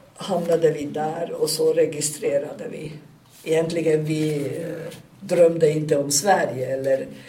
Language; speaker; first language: Swedish; non-native, fluent; Hungarian